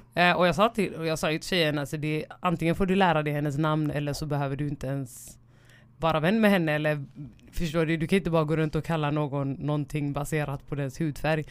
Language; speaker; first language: Swedish; early bilingual, other home language; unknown